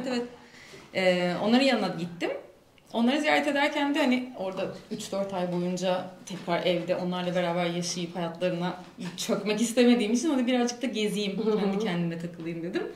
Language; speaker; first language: Turkish; native; Turkish